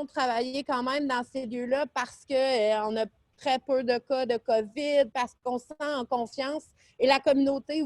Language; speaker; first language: French; native; French